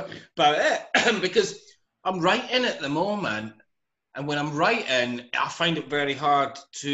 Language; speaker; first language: English; native; English